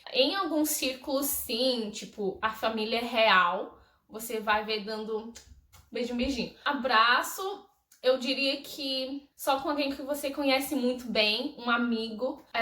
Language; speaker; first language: Portuguese; non-native, fluent; English